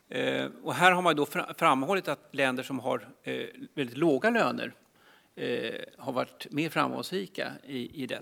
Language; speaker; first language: Swedish; native; Swedish